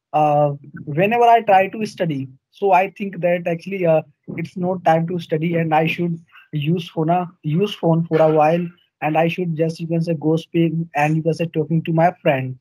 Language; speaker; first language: English; non-native, learner; Hindi